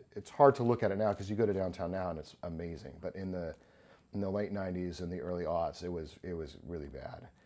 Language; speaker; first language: English; native; English